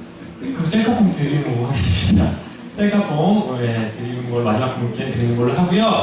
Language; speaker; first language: Korean; native; Korean